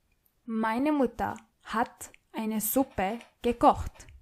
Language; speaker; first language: German; non-native, fluent; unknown